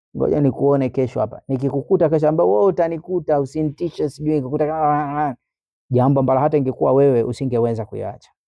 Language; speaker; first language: Swahili; native; Swahili